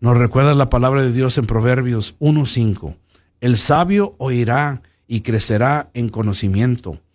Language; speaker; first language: Spanish; early bilingual, heritage; Spanish